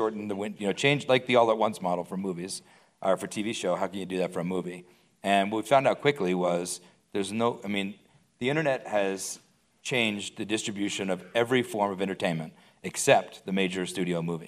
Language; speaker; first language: English; native; English